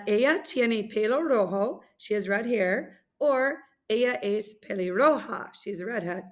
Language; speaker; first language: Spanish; non-native, fluent; English